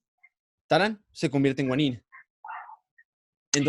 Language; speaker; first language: Spanish; native; Spanish